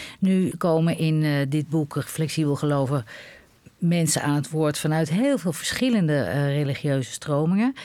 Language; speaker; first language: Dutch; native; Dutch